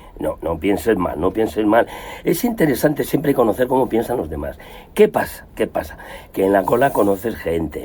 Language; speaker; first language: Spanish; native; Spanish